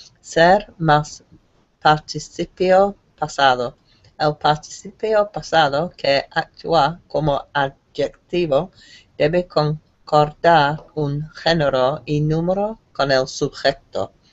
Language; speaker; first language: Spanish; non-native, learner; English